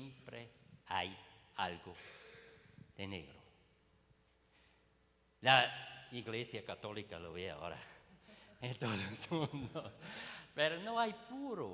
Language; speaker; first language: Spanish; non-native, learner; Swiss German